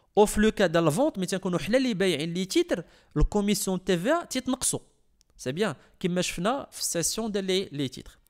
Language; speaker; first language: French; non-native, local second language; Arabic